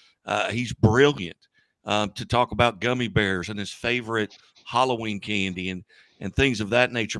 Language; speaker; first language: English; native; English